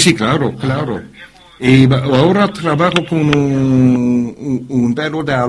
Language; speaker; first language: Spanish; non-native, learner; French